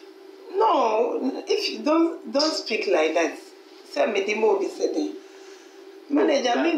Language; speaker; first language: English; non-native, local second language; Akan